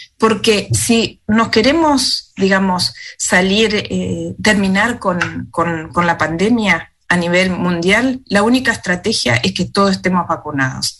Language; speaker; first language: Spanish; native; Spanish